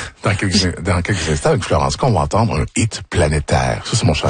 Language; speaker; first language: French; native; French